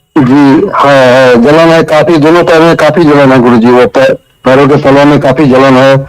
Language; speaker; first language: Hindi; native; Hindi